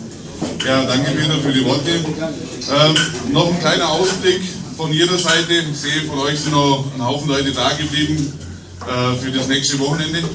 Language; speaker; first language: German; native; German